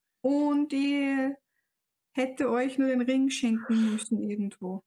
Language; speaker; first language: German; native; German